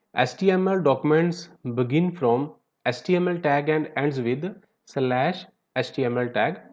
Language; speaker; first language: English; non-native, local second language; Punjabi